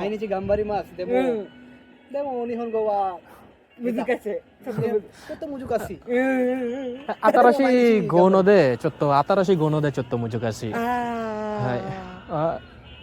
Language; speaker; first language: Japanese; non-native, learner; Bangla